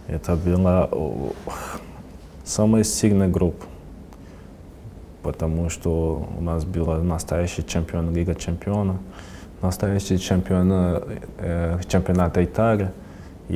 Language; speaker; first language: Russian; non-native, learner; Portuguese